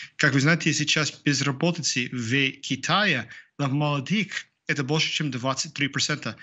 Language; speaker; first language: Russian; non-native, fluent; English